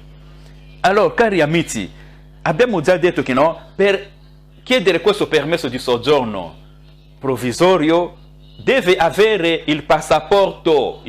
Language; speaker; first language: Italian; non-native, fluent; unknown